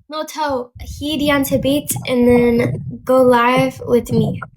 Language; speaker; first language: English; non-native, learner; Amharic